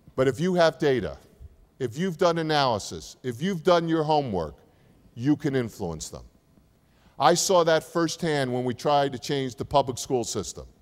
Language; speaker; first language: English; native; English